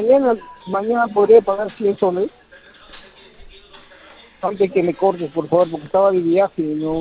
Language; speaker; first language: Spanish; native; Spanish